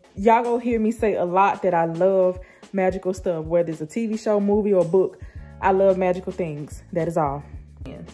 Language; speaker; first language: English; native; English